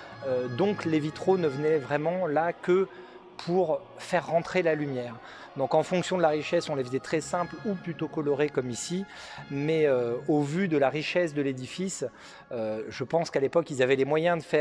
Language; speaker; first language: French; native; French